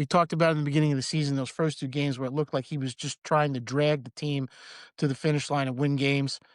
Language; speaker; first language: English; native; English